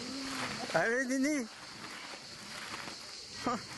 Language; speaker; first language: French; native; French